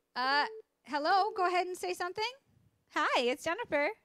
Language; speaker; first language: English; native; English